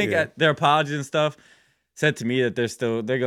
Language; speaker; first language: English; native; English